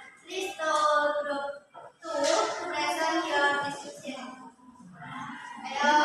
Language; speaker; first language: English; non-native, learner; Indonesian